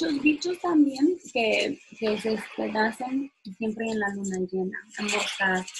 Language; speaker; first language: Spanish; non-native, fluent; English